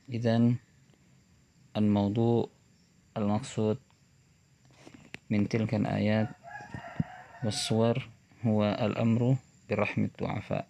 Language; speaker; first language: Arabic; non-native, fluent; Indonesian